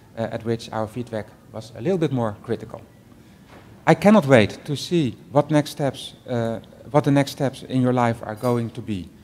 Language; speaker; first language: English; non-native, fluent; Dutch